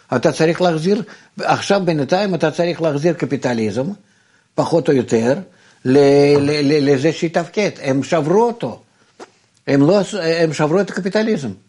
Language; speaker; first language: Hebrew; non-native, fluent; Russian